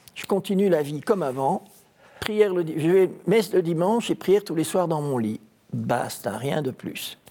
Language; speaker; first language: French; native; French